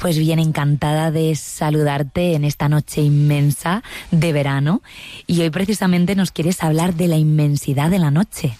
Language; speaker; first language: Spanish; native; Spanish